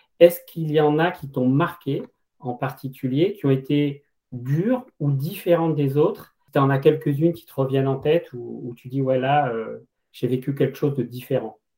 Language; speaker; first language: French; native; French